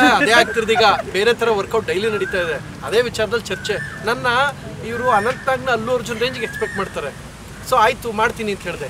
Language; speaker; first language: Kannada; native; Kannada